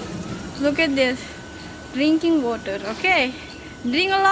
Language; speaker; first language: English; non-native, learner; Indonesian